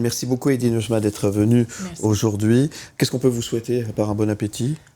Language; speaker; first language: French; native; French